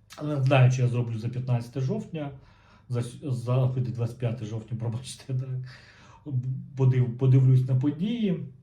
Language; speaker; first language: Ukrainian; non-native, local second language; Russian